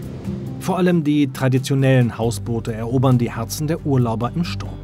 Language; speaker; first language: German; native; German